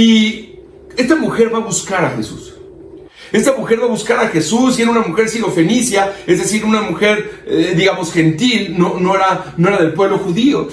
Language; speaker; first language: Spanish; native; Spanish